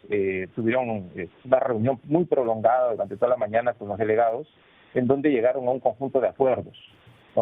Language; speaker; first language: Spanish; native; Spanish